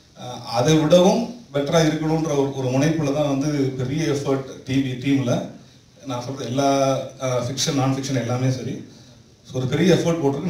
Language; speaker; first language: Tamil; native; Tamil